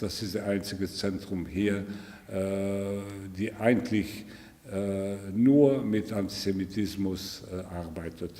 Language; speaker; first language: German; non-native, learner; French